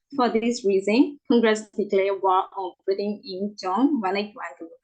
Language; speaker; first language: English; non-native, learner; Burmese